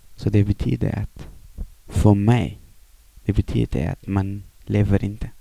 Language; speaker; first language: Swedish; non-native, fluent; Persian